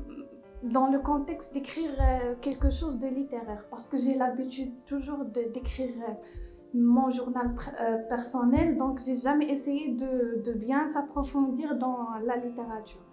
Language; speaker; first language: French; non-native, local second language; Arabic